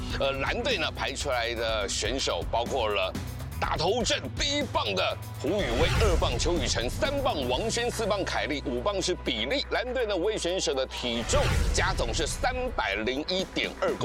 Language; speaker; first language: Chinese; native; Chinese